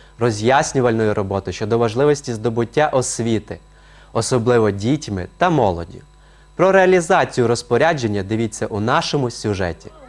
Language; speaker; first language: Ukrainian; non-native, local second language; Romany